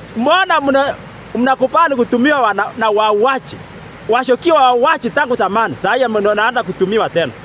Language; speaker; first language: Swahili; non-native, local second language; Kalenjin